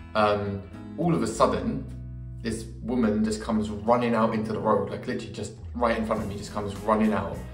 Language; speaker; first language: English; native; English